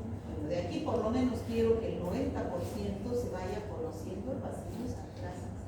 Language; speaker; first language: Spanish; native; Spanish